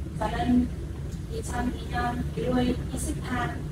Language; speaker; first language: Korean; non-native, learner; Vietnamese